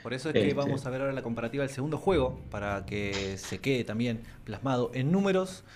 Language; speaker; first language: Spanish; native; Spanish